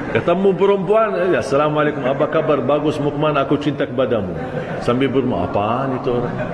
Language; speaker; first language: Malay; non-native, fluent; Arabic